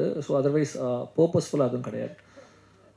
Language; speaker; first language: Tamil; native; Tamil